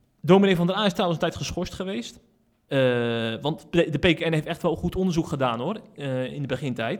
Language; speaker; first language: Dutch; native; Dutch